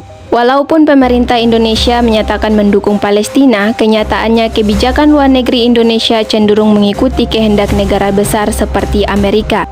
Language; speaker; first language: Indonesian; native; Indonesian